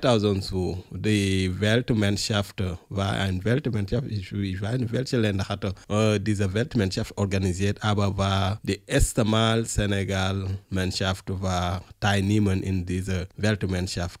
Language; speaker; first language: German; non-native, learner; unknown